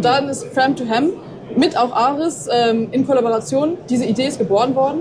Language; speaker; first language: German; native; German